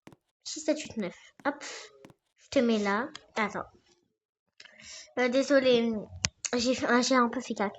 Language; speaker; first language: French; native; French